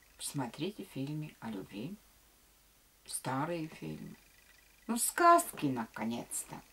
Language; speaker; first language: Russian; non-native, local second language; Latvian